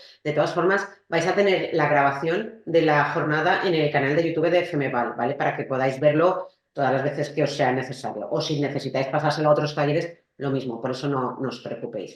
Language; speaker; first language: Spanish; native; Spanish